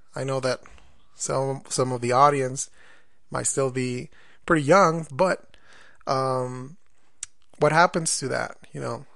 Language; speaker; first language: English; non-native, fluent; Spanish